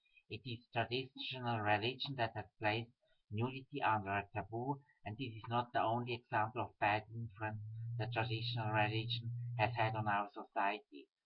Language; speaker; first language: English; non-native, fluent; Swiss German